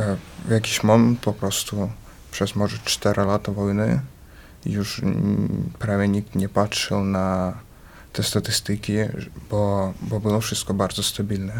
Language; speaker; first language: Polish; early bilingual, other home language; Ukrainian